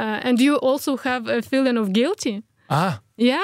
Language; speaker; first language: English; non-native, fluent; Ukrainian